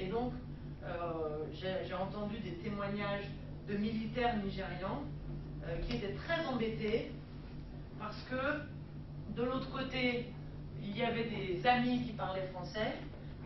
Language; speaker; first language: French; native; French